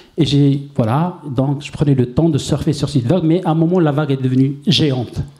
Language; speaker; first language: French; non-native, local second language; Arabic